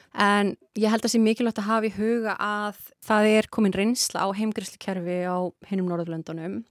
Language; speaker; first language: Icelandic; native; Icelandic